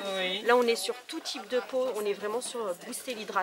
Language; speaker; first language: French; native; French